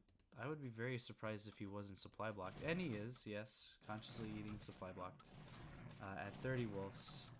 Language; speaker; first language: English; native; English